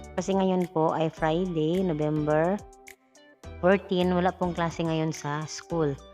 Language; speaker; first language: Filipino; non-native, local second language; Cebuano